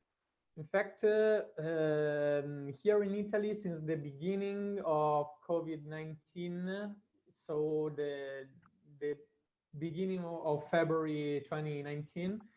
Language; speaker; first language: English; non-native, fluent; Italian